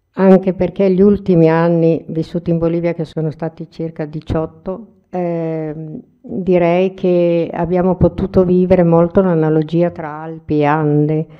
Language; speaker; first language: Italian; native; Italian